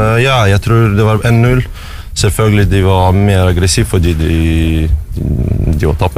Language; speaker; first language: Norwegian; non-native, learner; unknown